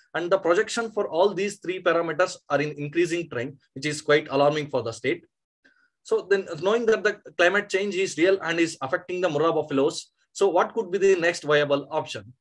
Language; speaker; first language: English; non-native, local second language; Kannada